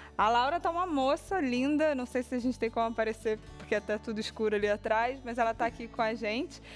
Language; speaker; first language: Portuguese; native; Portuguese